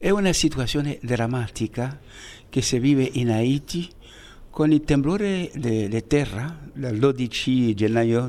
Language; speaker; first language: Italian; non-native, fluent; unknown